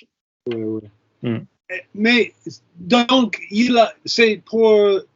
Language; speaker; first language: French; non-native, fluent; English